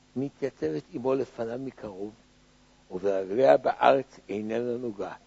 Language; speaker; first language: Hebrew; native; Hebrew